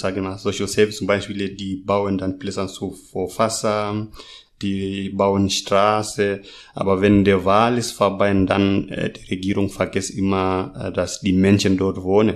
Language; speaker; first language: German; non-native, learner; Masai